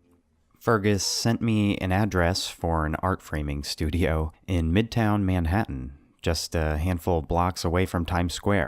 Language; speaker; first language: English; native; English